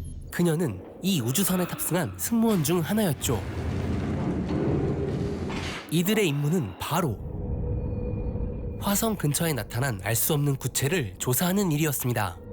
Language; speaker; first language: Korean; native; Korean